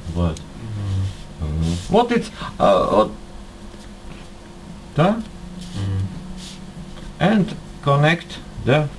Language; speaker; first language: English; non-native, learner; Russian